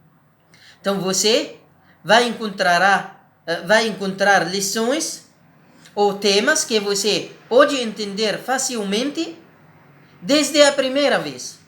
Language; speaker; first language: Portuguese; non-native, learner; Arabic